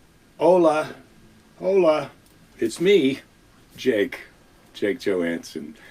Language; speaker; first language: English; native; English